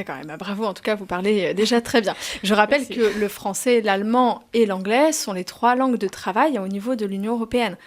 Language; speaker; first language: French; native; French